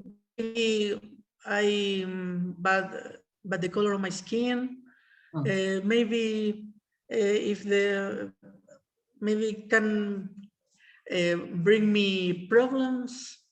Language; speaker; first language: English; non-native, learner; Spanish